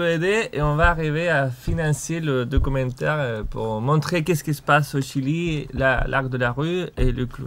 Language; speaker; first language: French; non-native, learner; Spanish